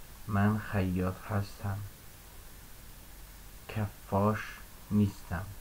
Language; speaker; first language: Persian; non-native, fluent; Azerbaijani